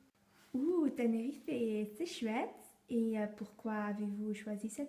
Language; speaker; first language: French; non-native, learner; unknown